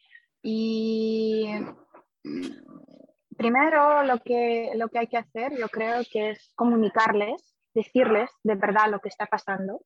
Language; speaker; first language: Spanish; non-native, fluent; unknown